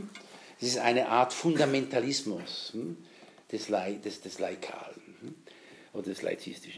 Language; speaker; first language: German; native; German